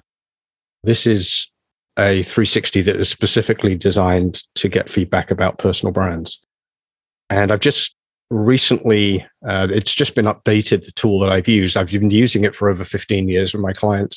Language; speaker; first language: English; native; English